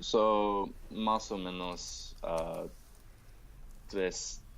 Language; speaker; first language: Spanish; non-native, learner; English